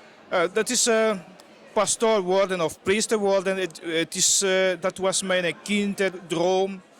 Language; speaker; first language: Dutch; non-native, fluent; Portuguese